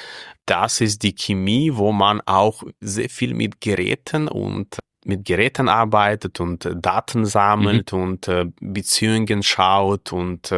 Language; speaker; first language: German; non-native, fluent; Russian